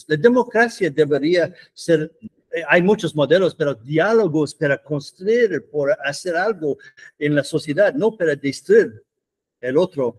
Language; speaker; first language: Spanish; non-native, fluent; English